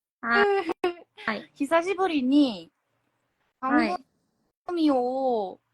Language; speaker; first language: Japanese; non-native, learner; Korean